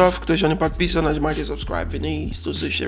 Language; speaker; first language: Russian; non-native, learner; Arabic